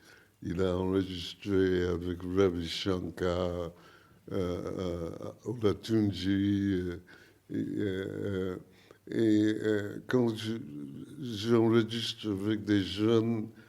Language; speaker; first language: French; non-native, learner; English